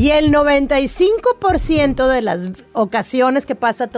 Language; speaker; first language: Spanish; native; Spanish